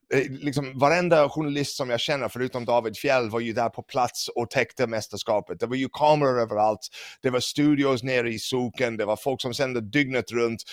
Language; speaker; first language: Swedish; non-native, fluent; English